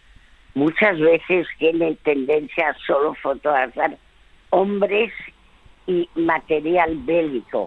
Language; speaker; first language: Spanish; early bilingual, other home language; French